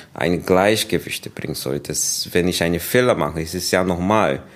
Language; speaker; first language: German; non-native, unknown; Portuguese